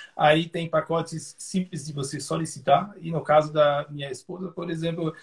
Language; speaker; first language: Portuguese; non-native, fluent; German